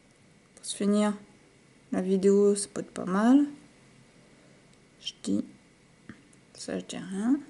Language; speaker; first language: French; native; French